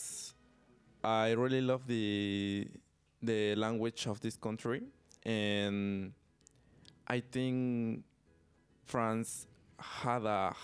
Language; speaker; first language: English; non-native, learner; Spanish